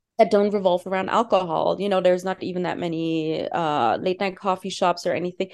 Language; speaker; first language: English; non-native, fluent; German